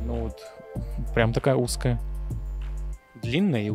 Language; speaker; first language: Russian; native; Russian